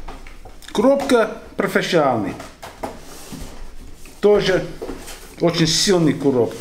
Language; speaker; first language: Russian; non-native, learner; English